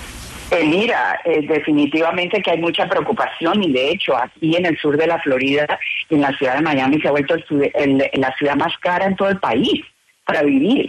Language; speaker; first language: Spanish; native; Spanish